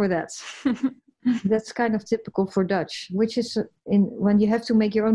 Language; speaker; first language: English; non-native, fluent; Dutch